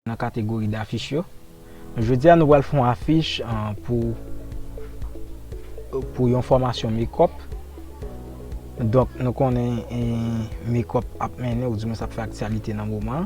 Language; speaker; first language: French; non-native, local second language; Haitian Creole